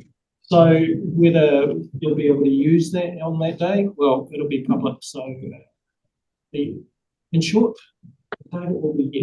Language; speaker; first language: English; native; English